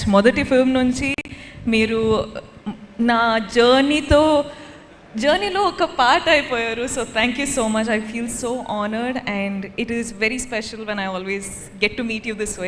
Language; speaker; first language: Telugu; non-native, local second language; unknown